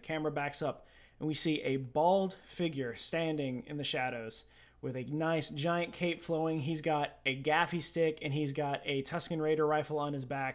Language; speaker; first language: English; native; English